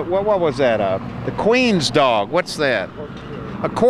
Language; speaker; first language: English; native; English